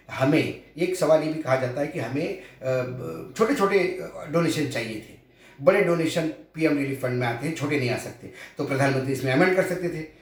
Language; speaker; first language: Hindi; non-native, local second language; Marathi